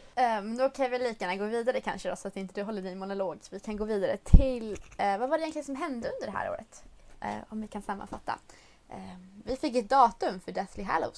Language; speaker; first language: Swedish; native; Swedish